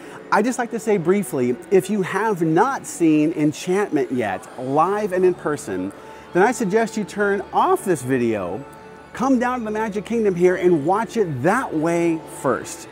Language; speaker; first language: English; native; English